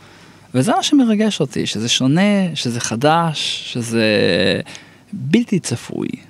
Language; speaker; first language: Hebrew; native; Hebrew